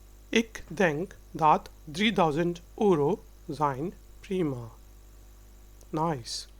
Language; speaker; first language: Dutch; non-native, fluent; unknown